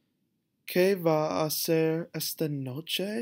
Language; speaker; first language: Spanish; non-native, learner; English